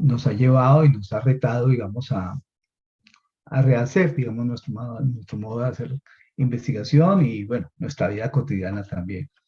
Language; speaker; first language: Spanish; native; Spanish